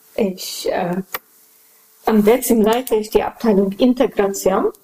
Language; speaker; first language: German; non-native, fluent; Polish